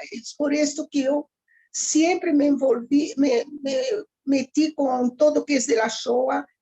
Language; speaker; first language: Spanish; early bilingual, heritage; Ladino